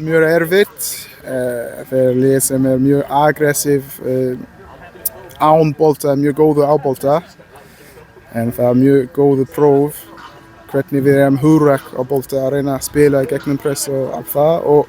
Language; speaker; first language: Icelandic; non-native, learner; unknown